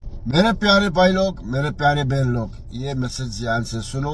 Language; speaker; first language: Hindi; non-native, fluent; Arabic